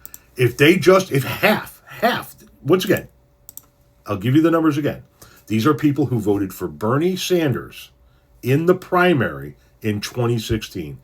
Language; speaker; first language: English; native; English